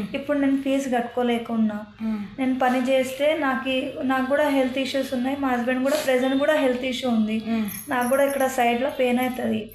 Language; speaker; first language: Telugu; non-native, local second language; Hindi